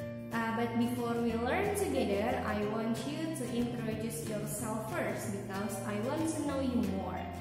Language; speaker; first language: English; non-native, fluent; Indonesian